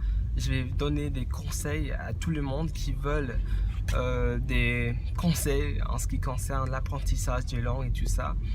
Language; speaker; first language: French; non-native, fluent; English